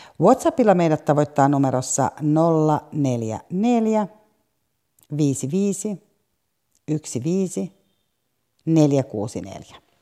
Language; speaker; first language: Finnish; native; Finnish